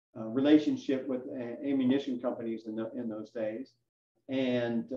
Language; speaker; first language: English; native; English